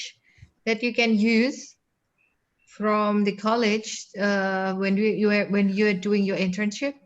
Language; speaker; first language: English; non-native, fluent; Indonesian